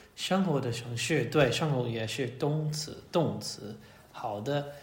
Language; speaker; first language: Chinese; non-native, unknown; English